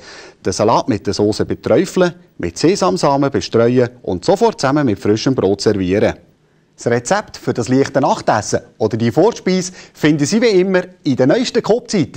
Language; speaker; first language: German; native; German